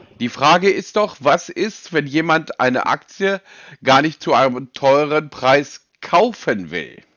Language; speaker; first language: German; native; German